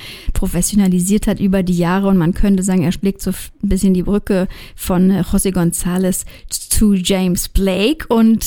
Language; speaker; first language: German; native; German